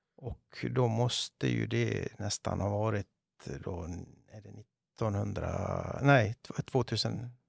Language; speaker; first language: Swedish; native; Swedish